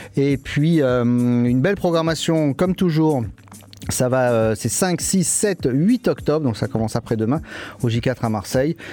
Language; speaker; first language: French; native; French